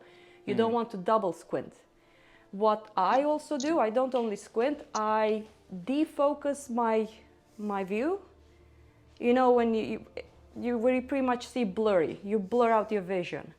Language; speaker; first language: English; non-native, fluent; Romanian